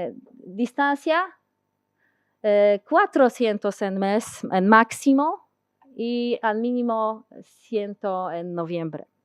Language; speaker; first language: Spanish; non-native, learner; Polish